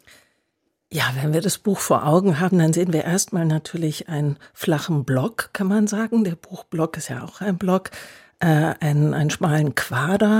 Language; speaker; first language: German; native; German